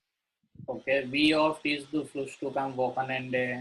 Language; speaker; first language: German; non-native, learner; Gujarati